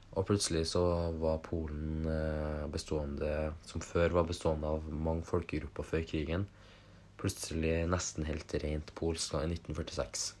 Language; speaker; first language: Norwegian; early bilingual, other home language; German